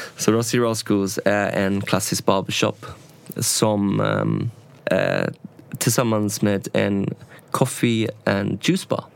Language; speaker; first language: Swedish; non-native, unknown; English